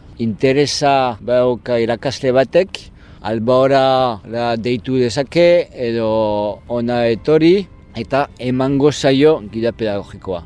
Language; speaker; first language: Basque; non-native, fluent; French